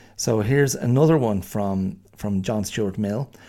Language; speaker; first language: English; native; English